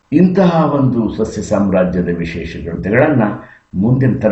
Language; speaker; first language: Kannada; native; Kannada